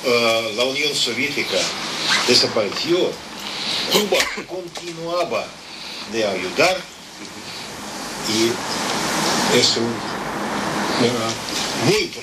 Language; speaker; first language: Spanish; non-native, learner; Russian